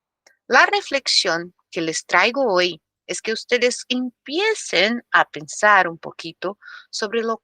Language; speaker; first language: Spanish; non-native, fluent; Portuguese